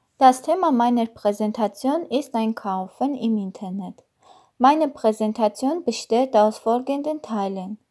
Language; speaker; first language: German; non-native, learner; Armenian